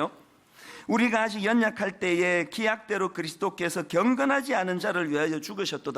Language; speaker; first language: Korean; native; Korean